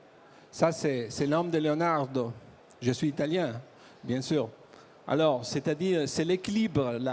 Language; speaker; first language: French; non-native, learner; Italian